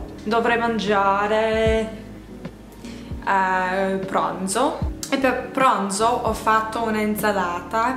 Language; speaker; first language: Italian; non-native, learner; English